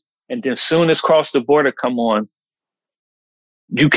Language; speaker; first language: English; native; English